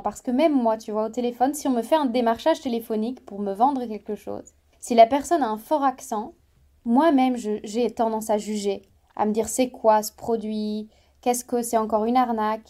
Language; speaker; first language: French; native; French